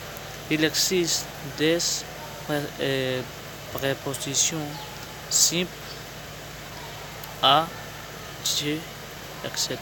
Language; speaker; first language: French; non-native, learner; Spanish